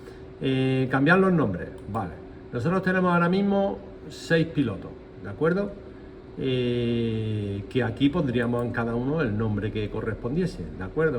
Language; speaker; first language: Spanish; native; Spanish